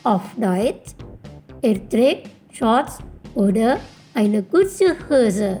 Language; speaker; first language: German; non-native, fluent; Indonesian